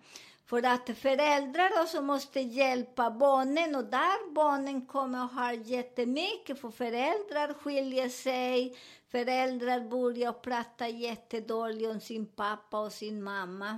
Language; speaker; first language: Swedish; non-native, fluent; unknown